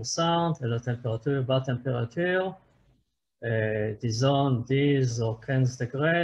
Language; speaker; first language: French; non-native, fluent; Hebrew